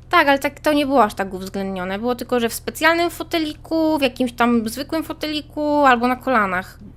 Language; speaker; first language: Polish; native; Polish